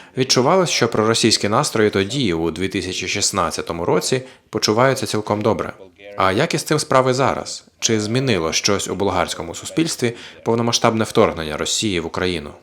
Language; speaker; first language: Ukrainian; native; Ukrainian